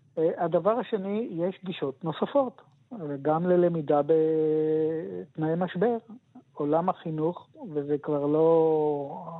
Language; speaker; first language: Hebrew; native; Hebrew